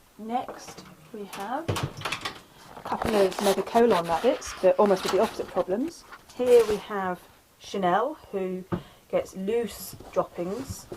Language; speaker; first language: English; native; English